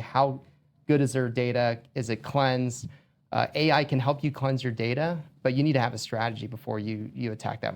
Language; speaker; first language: English; native; English